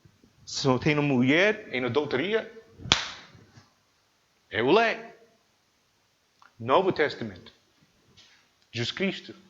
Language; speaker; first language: Portuguese; non-native, learner; English